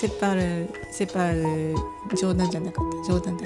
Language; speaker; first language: French; non-native, learner; Japanese